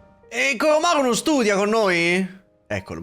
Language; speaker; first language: Italian; native; Italian